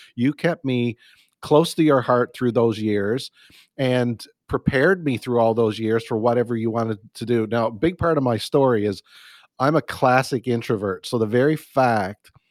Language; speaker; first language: English; native; English